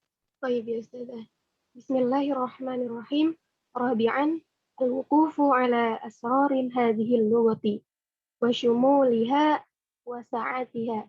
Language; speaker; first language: Arabic; non-native, learner; Indonesian